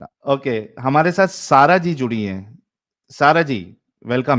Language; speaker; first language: Hindi; native; Hindi